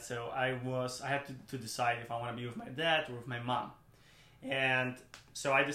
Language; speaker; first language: English; non-native, fluent; German